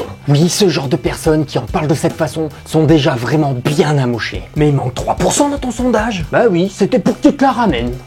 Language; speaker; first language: French; native; French